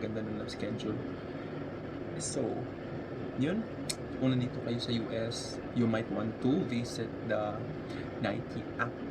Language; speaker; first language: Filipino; native; Filipino